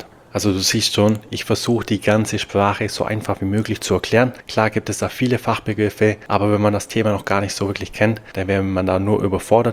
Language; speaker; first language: German; native; German